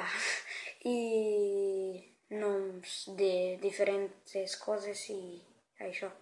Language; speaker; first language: Catalan; non-native, learner; Spanish